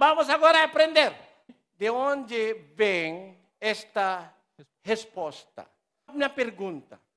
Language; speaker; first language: Portuguese; non-native, learner; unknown